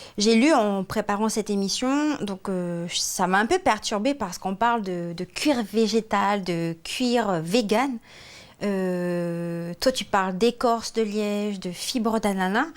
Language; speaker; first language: French; native; French